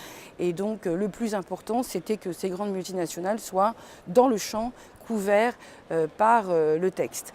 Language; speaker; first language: French; native; French